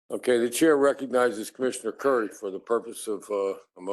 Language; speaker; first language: English; native; English